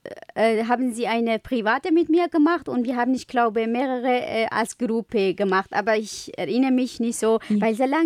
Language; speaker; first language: German; non-native, learner; Kurdish